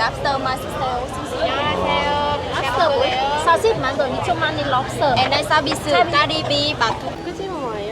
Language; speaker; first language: Korean; non-native, learner; Vietnamese